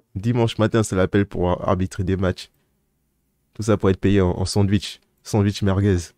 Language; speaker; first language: French; native; French